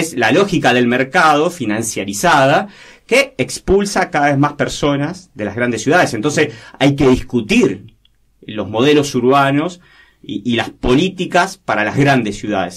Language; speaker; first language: Spanish; native; Spanish